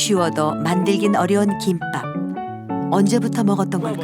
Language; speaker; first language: Korean; native; Korean